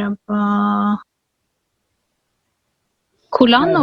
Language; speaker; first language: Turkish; non-native, learner; Urdu